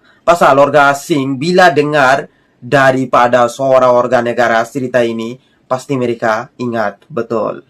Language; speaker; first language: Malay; non-native, fluent; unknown